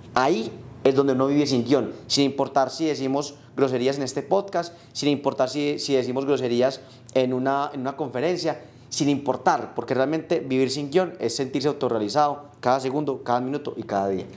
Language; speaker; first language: Spanish; native; Spanish